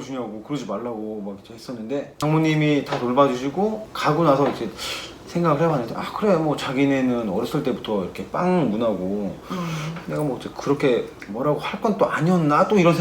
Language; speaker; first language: Korean; native; Korean